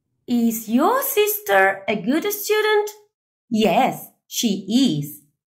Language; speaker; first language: English; non-native, fluent; Spanish